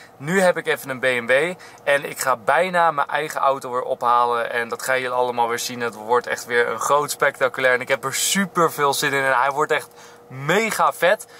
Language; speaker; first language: Dutch; native; Dutch